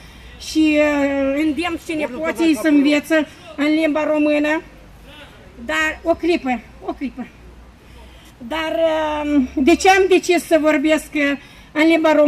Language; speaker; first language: Romanian; non-native, local second language; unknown